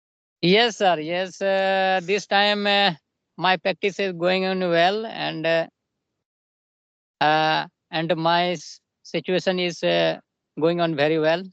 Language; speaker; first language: English; non-native, local second language; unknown